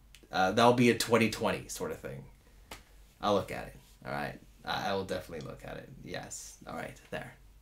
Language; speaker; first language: English; native; English